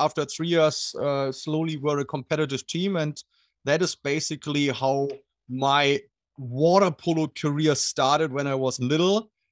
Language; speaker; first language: English; non-native, fluent; German